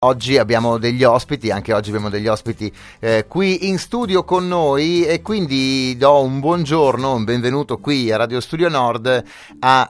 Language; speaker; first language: Italian; native; Italian